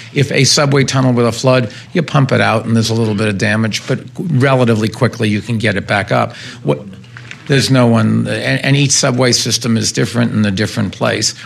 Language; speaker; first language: English; native; English